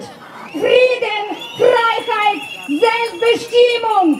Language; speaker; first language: German; non-native, fluent; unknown